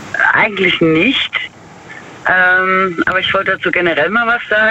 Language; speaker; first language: German; native; German